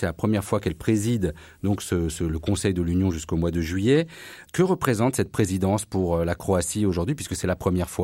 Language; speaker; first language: French; native; French